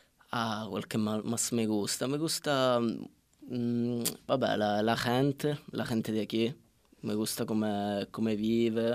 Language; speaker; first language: Spanish; non-native, learner; Italian